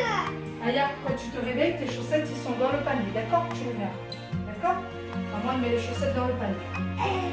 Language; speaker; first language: French; native; French